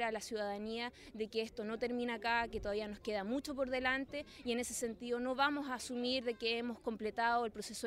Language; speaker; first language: Spanish; native; Spanish